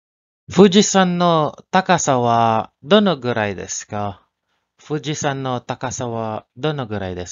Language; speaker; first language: Japanese; non-native, learner; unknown